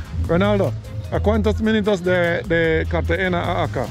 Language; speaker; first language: Spanish; non-native, learner; English